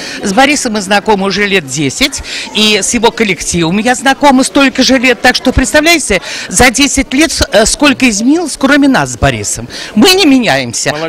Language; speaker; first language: Russian; native; Russian